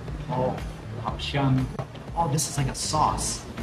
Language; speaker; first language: English; native; English